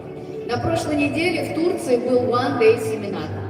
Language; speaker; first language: Russian; native; Russian